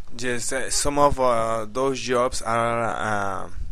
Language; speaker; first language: English; non-native, learner; Spanish